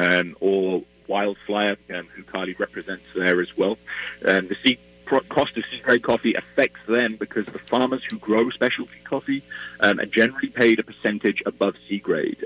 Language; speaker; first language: English; native; English